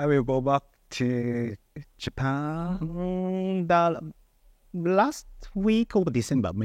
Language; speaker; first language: English; non-native, fluent; Japanese